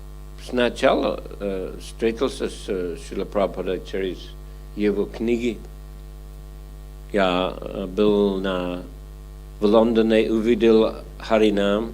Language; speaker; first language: Russian; non-native, fluent; English